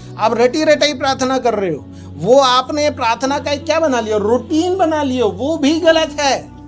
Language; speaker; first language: Hindi; non-native, local second language; Marathi